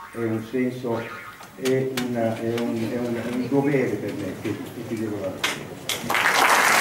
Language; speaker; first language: Italian; early bilingual, heritage; Italian